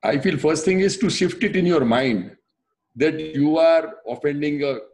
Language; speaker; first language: English; non-native, local second language; Gujarati